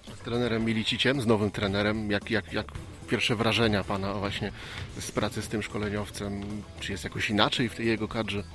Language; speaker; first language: Polish; native; Polish